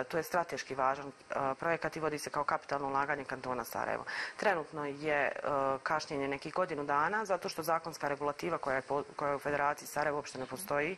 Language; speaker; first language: Croatian; native; Croatian